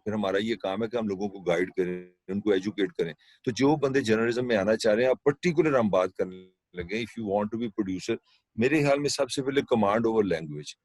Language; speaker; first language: Urdu; non-native, local second language; Punjabi